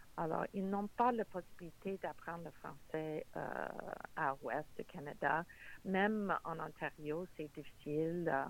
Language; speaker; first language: French; non-native, local second language; English